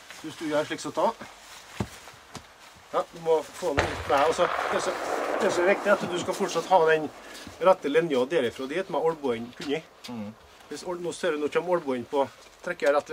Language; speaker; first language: Norwegian; native; Norwegian